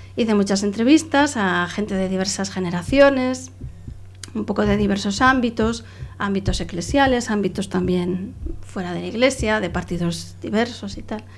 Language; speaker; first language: Spanish; non-native, local second language; Catalan